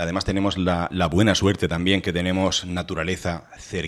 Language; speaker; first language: Spanish; native; Spanish